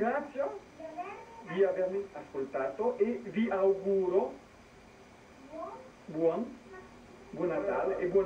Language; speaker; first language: Italian; non-native, fluent; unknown